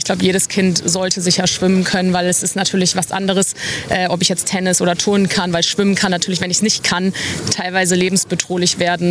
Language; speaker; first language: German; native; German